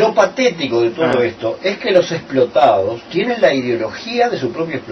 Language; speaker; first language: Spanish; native; Spanish